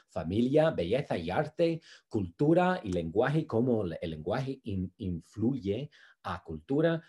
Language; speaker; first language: Spanish; non-native, fluent; English